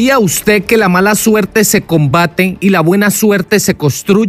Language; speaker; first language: Spanish; native; Spanish